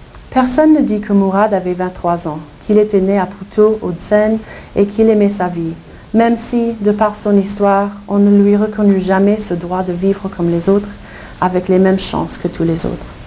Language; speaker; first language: French; non-native, fluent; English